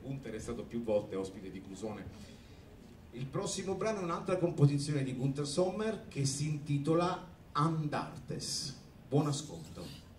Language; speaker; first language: Italian; native; Italian